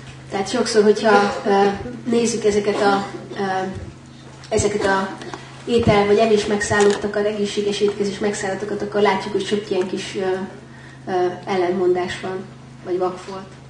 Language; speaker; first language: Hungarian; native; Hungarian